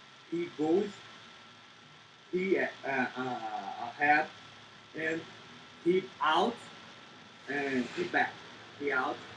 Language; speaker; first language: English; non-native, learner; Portuguese